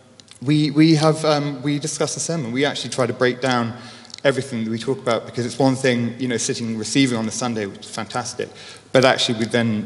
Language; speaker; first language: English; native; English